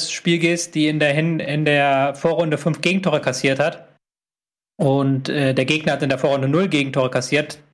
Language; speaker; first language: German; non-native, fluent; English